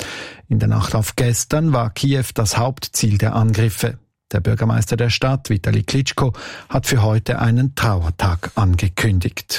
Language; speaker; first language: German; native; German